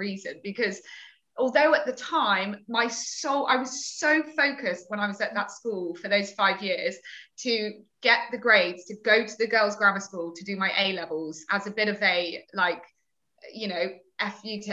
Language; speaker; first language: English; native; English